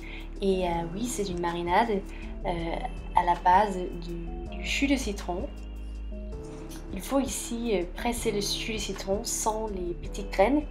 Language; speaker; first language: French; non-native, fluent; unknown